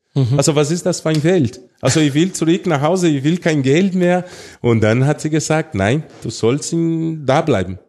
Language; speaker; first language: German; non-native, fluent; Portuguese